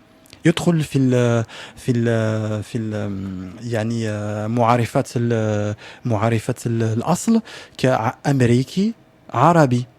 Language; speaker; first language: Arabic; non-native, learner; French